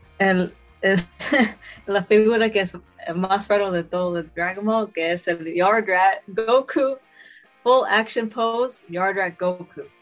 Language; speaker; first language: Spanish; early bilingual, heritage; Spanish